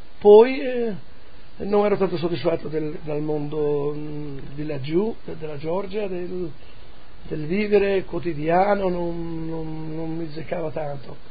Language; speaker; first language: Italian; non-native, local second language; Friulian